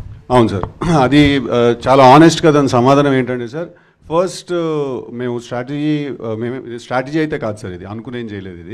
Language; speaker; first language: Telugu; native; Telugu